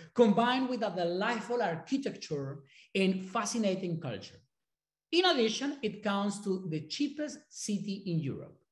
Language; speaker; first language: English; non-native, fluent; Spanish